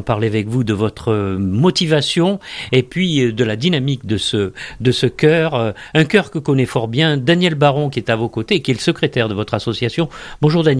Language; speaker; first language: French; native; French